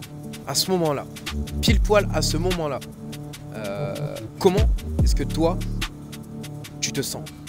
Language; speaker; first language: French; native; French